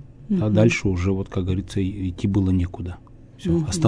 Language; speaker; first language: Russian; native; Russian